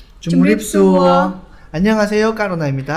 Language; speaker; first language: Korean; native; Korean